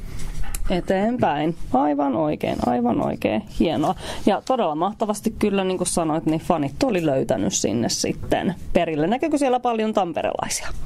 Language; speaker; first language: Finnish; native; Finnish